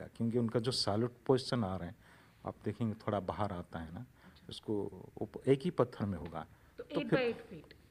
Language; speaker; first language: Hindi; non-native, local second language; Odia